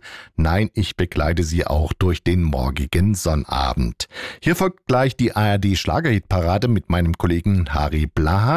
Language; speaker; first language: German; native; German